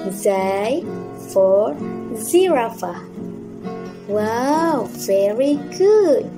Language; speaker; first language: English; non-native, local second language; Malay